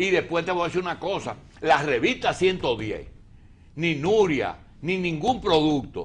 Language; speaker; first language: Spanish; native; Spanish